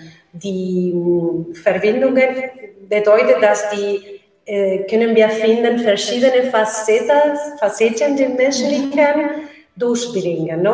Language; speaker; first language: German; non-native, learner; Spanish